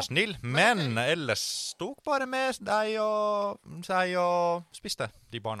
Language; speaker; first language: Norwegian; non-native, fluent; Finnish